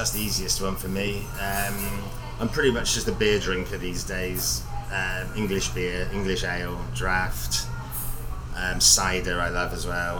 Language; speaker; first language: English; native; English